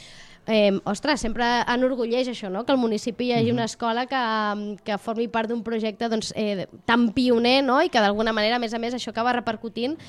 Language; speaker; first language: Catalan; native; Catalan